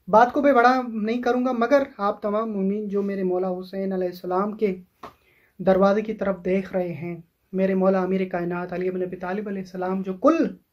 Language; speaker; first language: Urdu; non-native, local second language; Sindhi